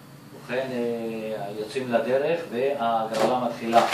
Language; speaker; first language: Hebrew; native; Hebrew